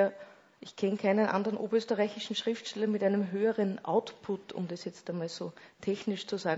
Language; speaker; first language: German; native; German